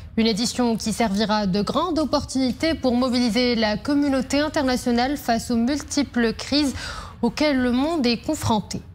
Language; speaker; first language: French; non-native, local second language; Arabic